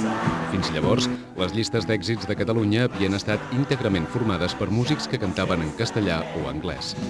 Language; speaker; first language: Catalan; native; Catalan